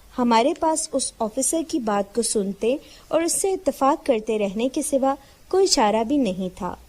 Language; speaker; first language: Urdu; native; Urdu